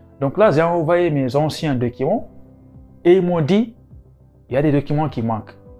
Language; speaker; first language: French; non-native, local second language; Wolof